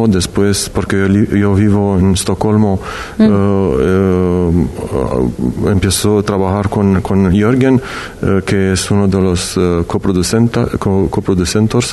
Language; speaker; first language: Spanish; non-native, learner; Romanian